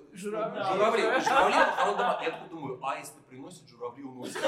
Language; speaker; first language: Russian; native; Russian